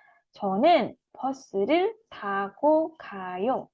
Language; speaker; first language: Korean; non-native, fluent; Indonesian